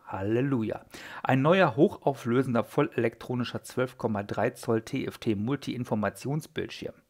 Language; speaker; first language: German; native; German